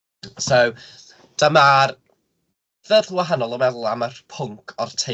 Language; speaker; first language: Welsh; non-native, local second language; English